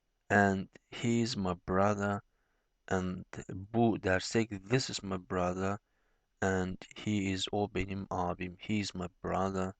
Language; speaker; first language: English; non-native, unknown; Turkish